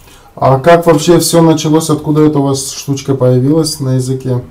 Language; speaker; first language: Russian; native; Russian